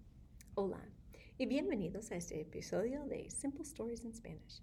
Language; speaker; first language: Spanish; non-native, fluent; English